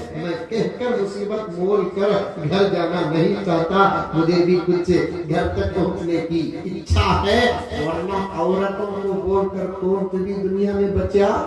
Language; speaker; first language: Urdu; native; Urdu